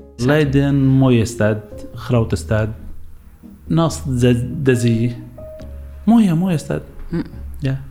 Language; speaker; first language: Dutch; non-native, fluent; Arabic